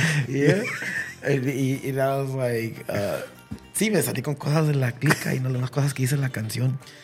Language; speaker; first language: Spanish; early bilingual, heritage; Spanish